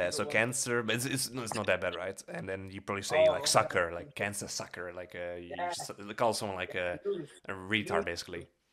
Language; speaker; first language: English; non-native, fluent; Dutch